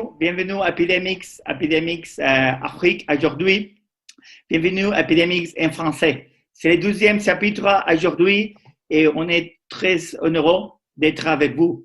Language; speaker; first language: French; non-native, learner; Spanish